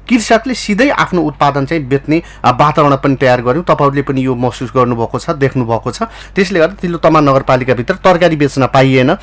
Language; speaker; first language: Nepali; native; Nepali